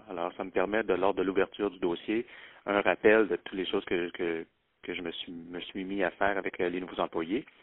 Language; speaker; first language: French; native; French